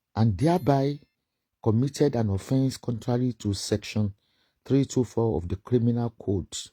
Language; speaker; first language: English; non-native, local second language; Yoruba